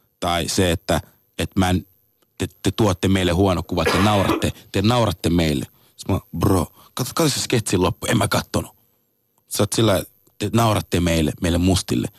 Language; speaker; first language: Finnish; non-native, fluent; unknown